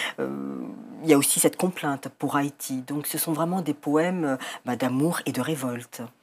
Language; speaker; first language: French; native; French